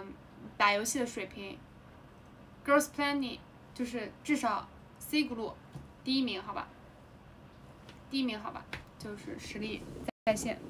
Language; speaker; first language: Chinese; native; Chinese